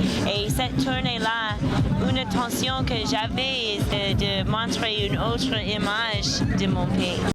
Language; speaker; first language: French; non-native, fluent; English